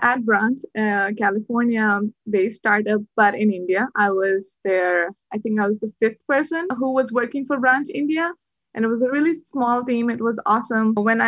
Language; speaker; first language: English; non-native, local second language; Hindi